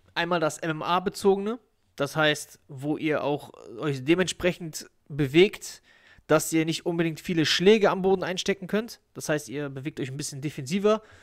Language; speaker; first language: German; native; German